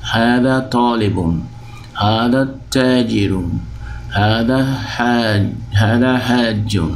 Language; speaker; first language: Arabic; non-native, fluent; English